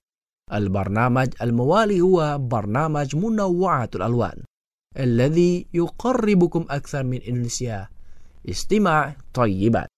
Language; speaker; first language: Arabic; non-native, fluent; Indonesian